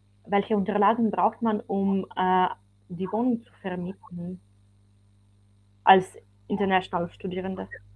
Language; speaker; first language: German; non-native, fluent; Ukrainian